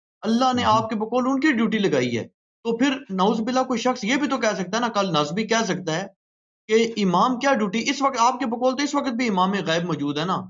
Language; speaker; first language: Urdu; native; Urdu